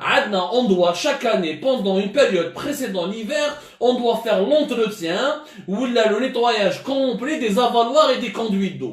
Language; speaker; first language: French; non-native, local second language; Arabic